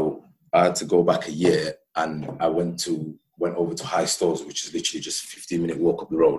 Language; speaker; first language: English; native; English